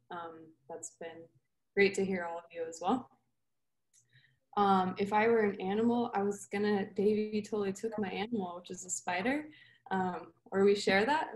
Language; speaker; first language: English; native; English